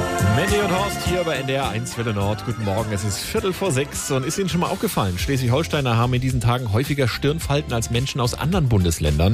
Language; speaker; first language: German; native; German